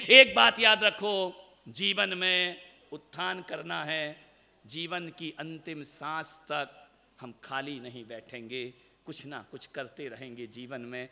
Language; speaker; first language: Hindi; native; Hindi